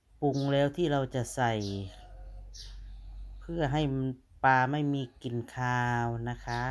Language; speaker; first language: Thai; non-native, local second language; Lao